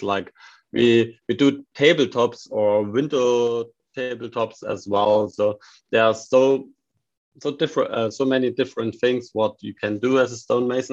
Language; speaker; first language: English; non-native, fluent; German